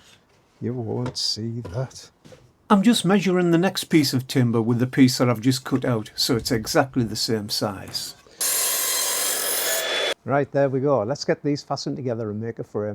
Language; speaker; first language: English; native; English